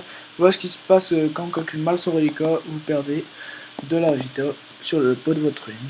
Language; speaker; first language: French; native; French